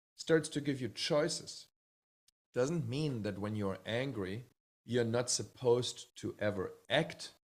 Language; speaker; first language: English; early bilingual, other home language; Czech